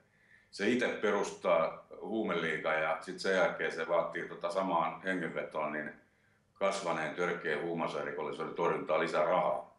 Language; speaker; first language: Finnish; native; Finnish